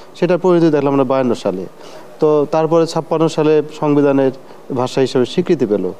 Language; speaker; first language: Bangla; native; Bangla